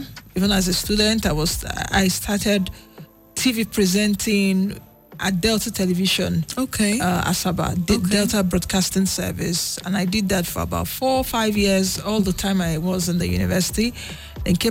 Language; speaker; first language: English; non-native, local second language; Igbo